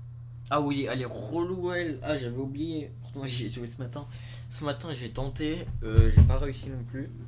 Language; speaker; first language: French; native; French